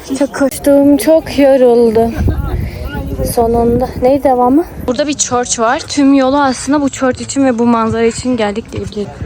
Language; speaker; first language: Turkish; native; Turkish